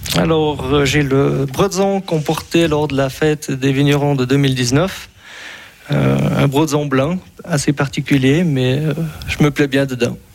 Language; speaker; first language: French; native; French